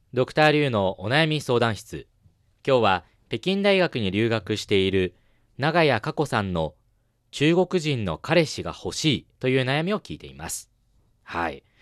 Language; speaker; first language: Japanese; non-native, fluent; Chinese